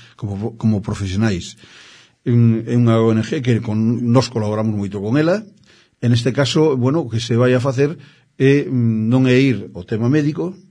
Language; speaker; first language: Galician; native; Galician